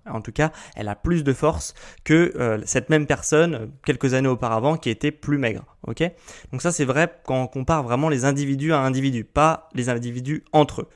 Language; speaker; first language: French; native; French